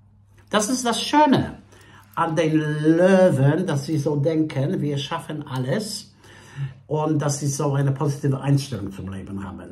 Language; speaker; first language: German; non-native, fluent; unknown